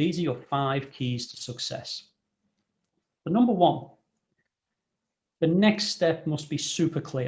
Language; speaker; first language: English; native; English